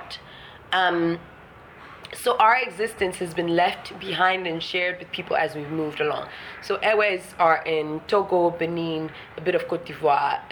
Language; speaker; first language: English; non-native, local second language; Ewe